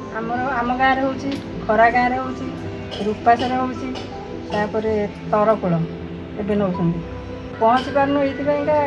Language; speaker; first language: Odia; native; Odia